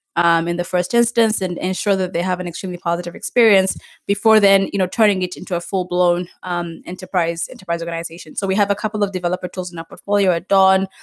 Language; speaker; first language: English; non-native, local second language; Ganda